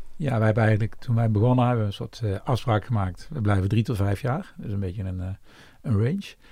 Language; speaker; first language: Dutch; native; Dutch